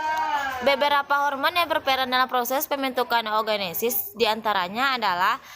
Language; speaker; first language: Indonesian; native; Indonesian